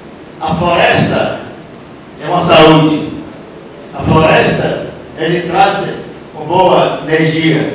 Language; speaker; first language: Portuguese; non-native, local second language; Yanomámi